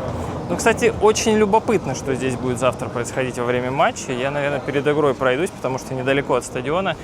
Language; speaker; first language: Russian; native; Russian